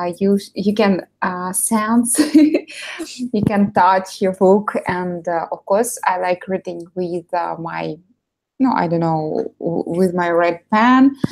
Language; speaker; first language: English; non-native, fluent; Russian